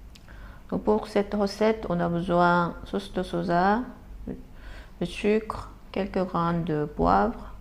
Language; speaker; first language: French; non-native, fluent; Korean